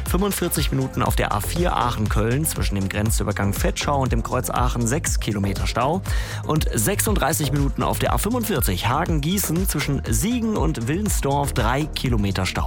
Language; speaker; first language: German; native; German